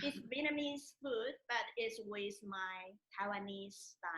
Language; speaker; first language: English; non-native, learner; Chinese